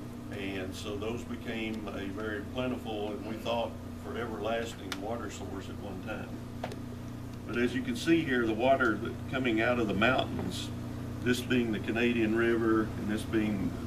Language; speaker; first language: English; native; English